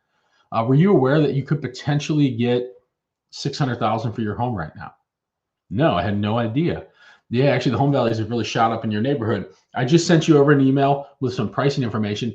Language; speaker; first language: English; native; English